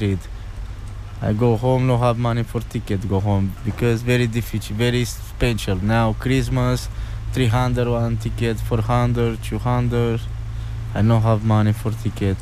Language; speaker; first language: English; non-native, learner; Romanian